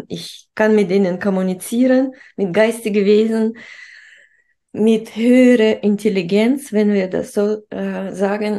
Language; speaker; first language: German; non-native, fluent; Russian